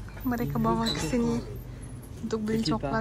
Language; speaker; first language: Indonesian; non-native, learner; Turkish